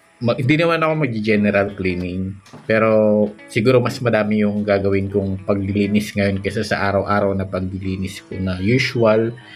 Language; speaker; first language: Filipino; non-native, local second language; Bikol